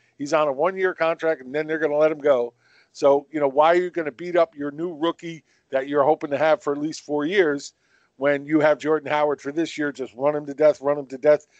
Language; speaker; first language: English; native; English